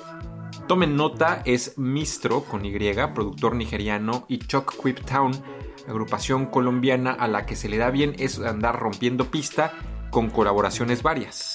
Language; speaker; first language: Spanish; native; Spanish